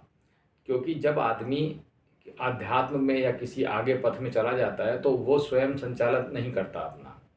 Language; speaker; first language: Hindi; native; Hindi